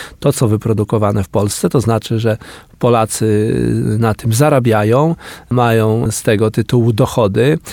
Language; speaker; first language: Polish; native; Polish